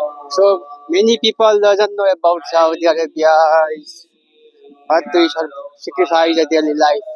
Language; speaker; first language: English; non-native, learner; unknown